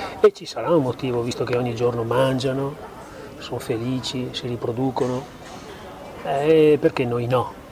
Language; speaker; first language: Italian; native; Italian